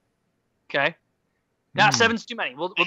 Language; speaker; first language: English; native; English